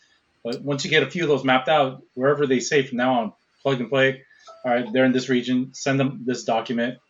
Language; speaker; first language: English; native; English